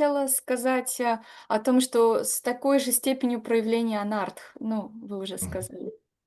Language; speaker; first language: Russian; native; Russian